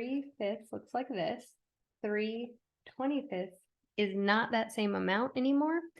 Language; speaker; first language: English; native; English